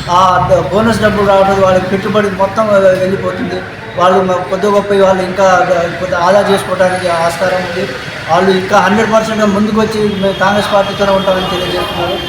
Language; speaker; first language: Telugu; non-native, local second language; Lambadi